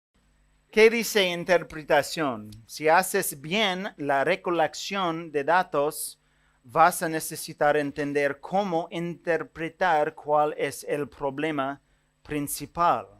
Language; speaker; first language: Spanish; non-native, fluent; English